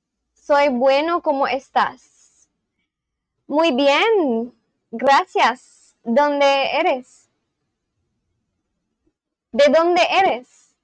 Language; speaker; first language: Spanish; non-native, learner; English